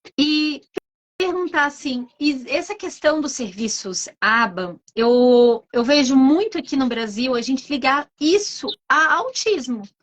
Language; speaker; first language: Portuguese; native; Portuguese